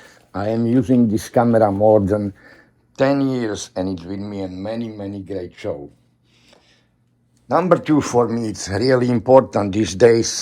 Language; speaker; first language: English; non-native, learner; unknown